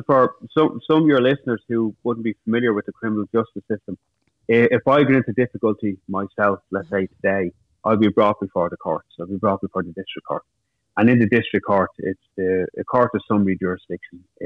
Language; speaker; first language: English; native; English